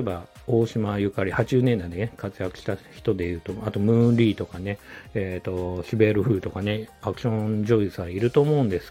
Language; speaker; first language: Japanese; native; Japanese